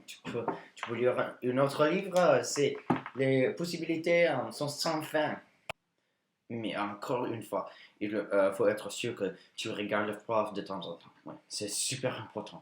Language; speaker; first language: French; non-native, learner; English